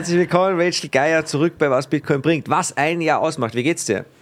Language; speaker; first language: German; native; German